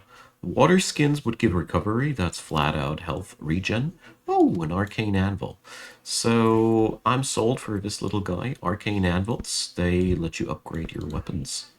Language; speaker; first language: English; non-native, fluent; German